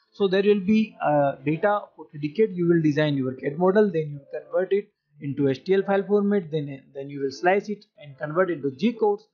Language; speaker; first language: English; non-native, local second language; Hindi